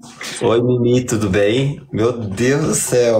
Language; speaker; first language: Portuguese; native; Portuguese